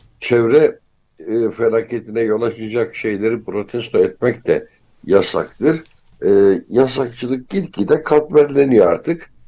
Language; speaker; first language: Turkish; native; Turkish